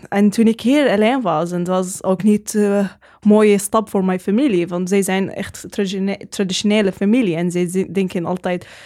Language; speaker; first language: Dutch; non-native, learner; Arabic